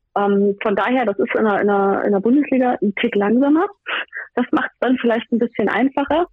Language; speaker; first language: German; native; German